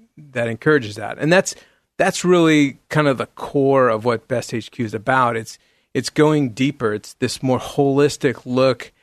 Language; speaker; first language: English; native; English